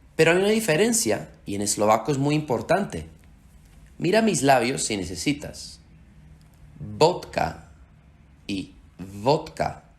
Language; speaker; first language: Spanish; early bilingual, heritage; Slovak